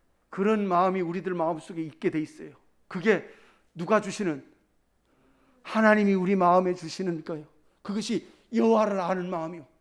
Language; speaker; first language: Korean; native; Korean